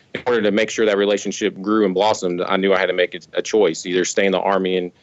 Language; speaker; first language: English; native; English